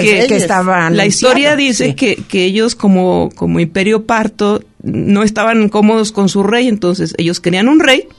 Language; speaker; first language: Spanish; native; Spanish